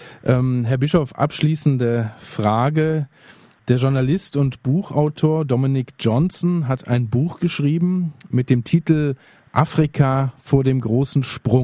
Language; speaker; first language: German; native; German